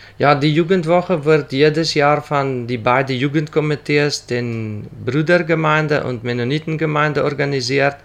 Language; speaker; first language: German; non-native, local second language; Plautdietsch